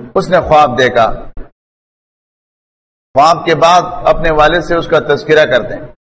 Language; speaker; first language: Urdu; non-native, local second language; Pashto